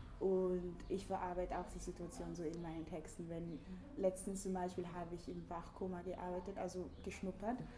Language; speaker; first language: German; early bilingual, other home language; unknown